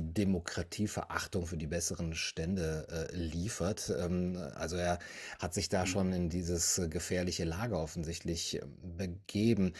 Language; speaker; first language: German; native; German